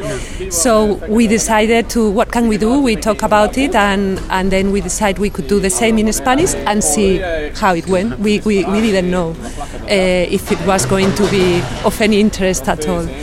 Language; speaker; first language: English; non-native, fluent; Spanish